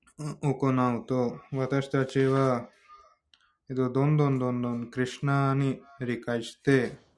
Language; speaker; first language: Japanese; non-native, fluent; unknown